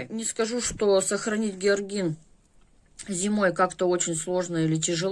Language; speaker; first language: Russian; native; Russian